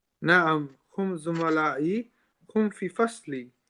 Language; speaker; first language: Arabic; non-native, learner; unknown